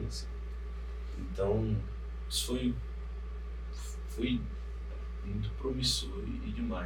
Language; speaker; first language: Portuguese; native; Portuguese